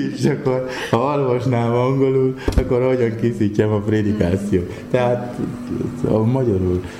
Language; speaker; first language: Hungarian; non-native, fluent; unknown